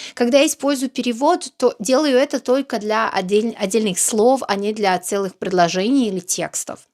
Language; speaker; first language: Russian; non-native, fluent; Serbian